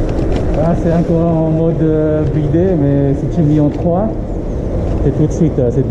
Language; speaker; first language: French; non-native, learner; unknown